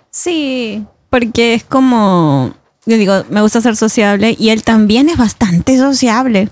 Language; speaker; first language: Spanish; native; Spanish